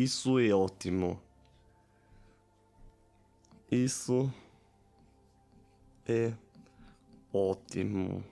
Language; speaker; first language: Portuguese; non-native, learner; French